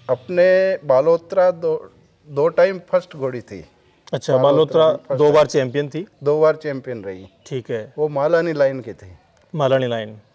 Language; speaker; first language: Hindi; native; Hindi